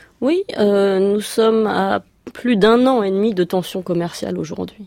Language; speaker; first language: French; native; French